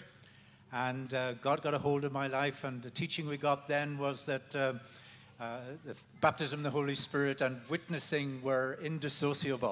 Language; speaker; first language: English; native; English